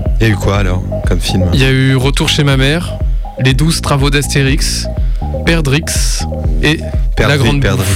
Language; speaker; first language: French; native; French